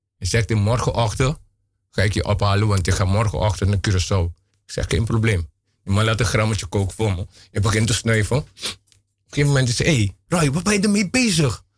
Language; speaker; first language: Dutch; non-native, local second language; Papiamento